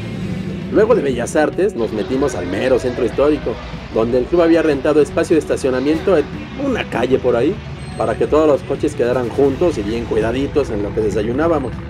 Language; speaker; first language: Spanish; native; Spanish